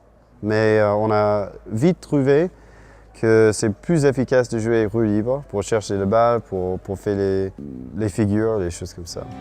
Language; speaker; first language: French; non-native, fluent; English